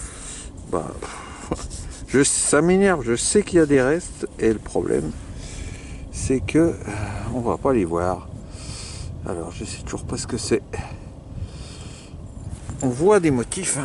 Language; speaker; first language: French; native; French